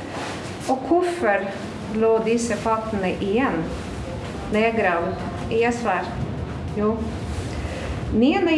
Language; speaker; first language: Norwegian; non-native, fluent; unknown